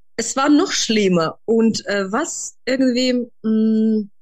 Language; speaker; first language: German; non-native, fluent; Ukrainian